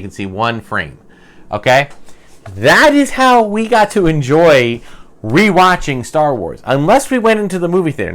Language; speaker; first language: English; native; English